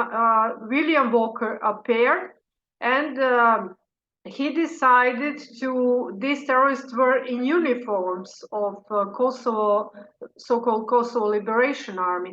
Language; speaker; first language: English; non-native, fluent; Serbian